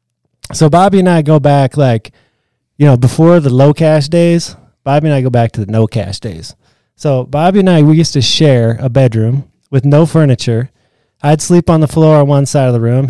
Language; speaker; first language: English; native; English